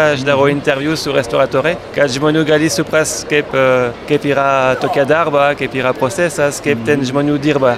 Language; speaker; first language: Lithuanian; non-native, learner; French